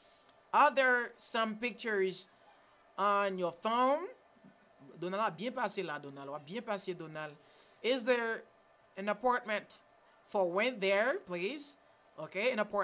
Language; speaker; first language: English; non-native, fluent; Haitian Creole